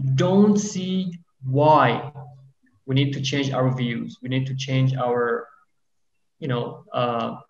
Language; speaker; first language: English; non-native, fluent; Persian